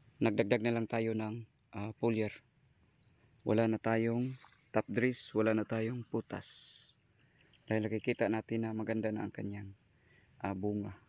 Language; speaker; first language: Filipino; non-native, local second language; Cebuano